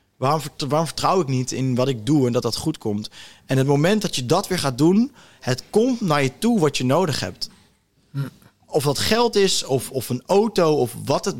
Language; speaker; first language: Dutch; native; Dutch